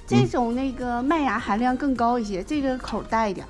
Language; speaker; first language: Chinese; native; Chinese